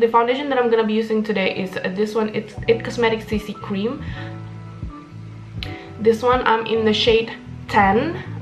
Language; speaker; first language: English; non-native, fluent; Indonesian